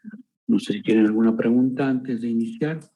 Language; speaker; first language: Spanish; native; Spanish